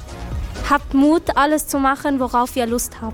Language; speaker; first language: German; non-native, fluent; Arabic